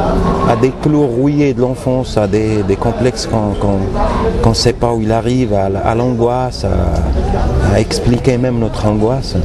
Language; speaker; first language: French; non-native, local second language; Arabic